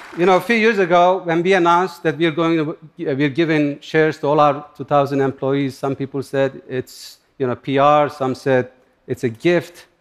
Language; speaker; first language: English; non-native, fluent; Turkish